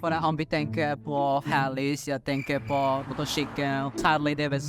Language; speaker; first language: Swedish; non-native, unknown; Filipino